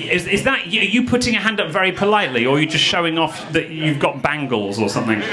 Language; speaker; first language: English; native; English